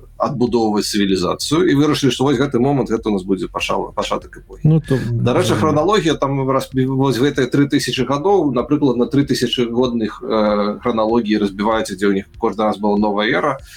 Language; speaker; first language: Belarusian; native; Belarusian